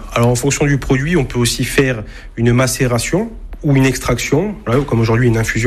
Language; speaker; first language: French; native; French